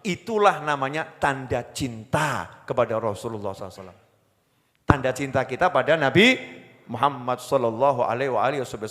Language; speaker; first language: Indonesian; native; Indonesian